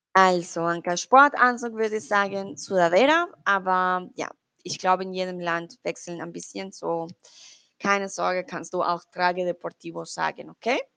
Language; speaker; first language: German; non-native, learner; Spanish